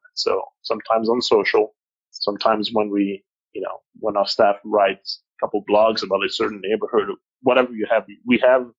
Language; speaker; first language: English; non-native, fluent; French